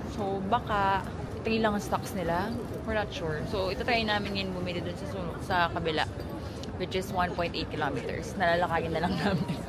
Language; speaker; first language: Filipino; native; Filipino